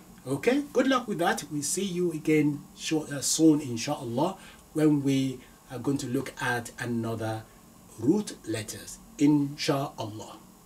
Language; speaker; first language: English; non-native, local second language; Yoruba